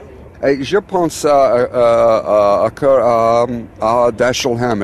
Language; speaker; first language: French; non-native, learner; English